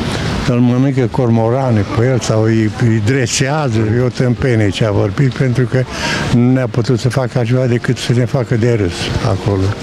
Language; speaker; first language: Romanian; native; Romanian